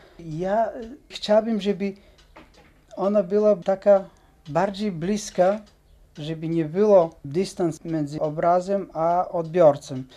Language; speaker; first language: Polish; non-native, fluent; Bulgarian